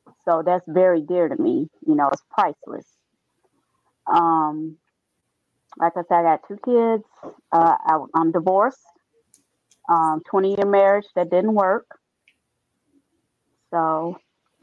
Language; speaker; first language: English; native; English